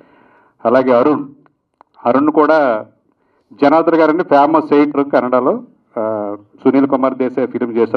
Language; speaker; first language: Telugu; native; Telugu